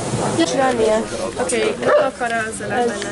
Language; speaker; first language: Hungarian; early bilingual, heritage; Hungarian